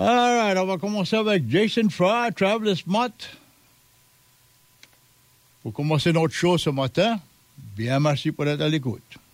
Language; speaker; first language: French; native; French